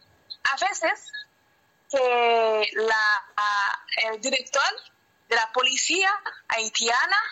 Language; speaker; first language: Spanish; non-native, learner; Haitian Creole